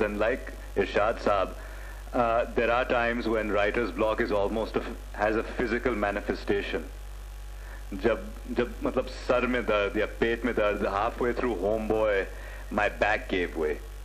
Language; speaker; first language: English; early bilingual, other home language; Urdu